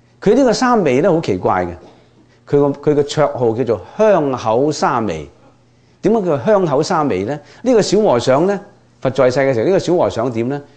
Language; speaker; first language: Chinese; non-native, local second language; Cantonese